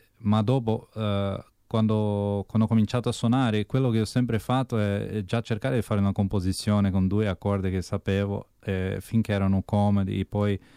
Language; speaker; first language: Italian; early bilingual, heritage; Portuguese